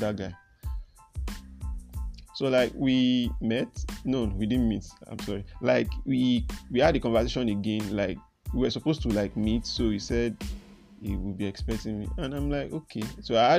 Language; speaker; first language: English; non-native, local second language; Yoruba